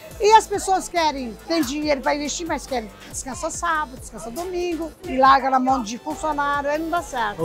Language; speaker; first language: Portuguese; early bilingual, other home language; Japanese